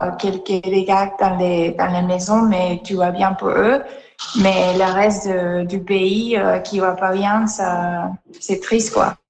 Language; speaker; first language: French; non-native, fluent; Spanish